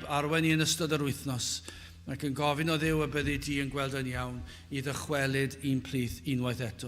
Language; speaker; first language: Welsh; native; Welsh